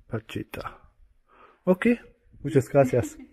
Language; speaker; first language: Spanish; non-native, learner; German